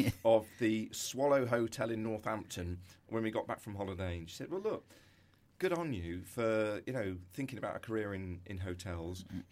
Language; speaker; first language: English; native; English